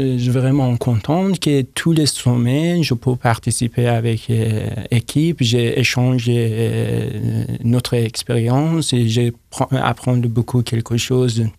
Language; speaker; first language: French; non-native, learner; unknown